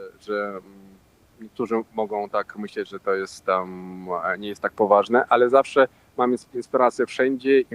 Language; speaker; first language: Polish; non-native, local second language; Russian